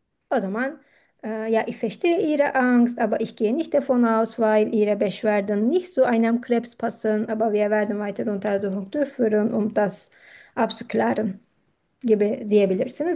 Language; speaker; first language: German; non-native, fluent; Turkish